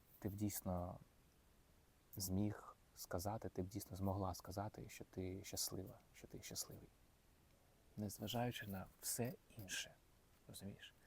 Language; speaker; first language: Ukrainian; non-native, local second language; Russian